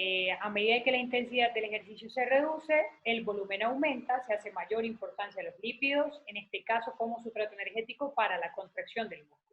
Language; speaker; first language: Spanish; native; Spanish